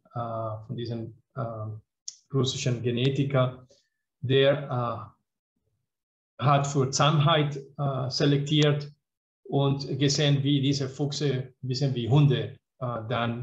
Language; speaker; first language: German; non-native, fluent; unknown